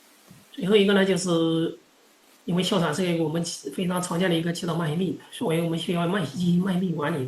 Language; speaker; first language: Chinese; non-native, local second language; Indonesian